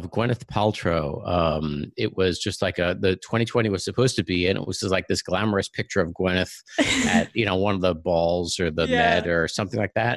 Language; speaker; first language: English; native; English